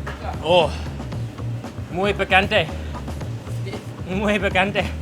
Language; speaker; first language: Spanish; non-native, learner; English